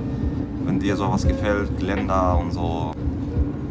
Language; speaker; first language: German; non-native, learner; Somali